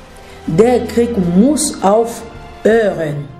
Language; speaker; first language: German; non-native, learner; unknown